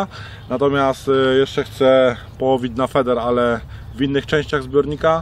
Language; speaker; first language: Polish; native; Polish